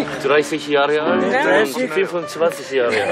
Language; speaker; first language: German; non-native, learner; Korean